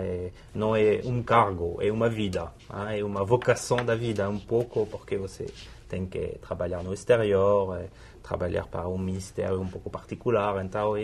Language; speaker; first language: Portuguese; non-native, fluent; French